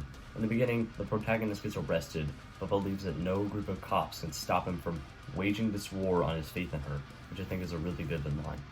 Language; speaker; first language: English; native; English